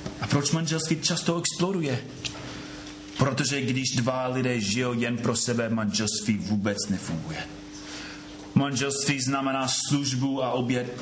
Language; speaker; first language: Czech; non-native, fluent; English